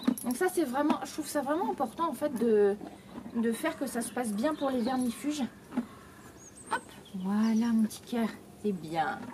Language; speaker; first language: French; native; French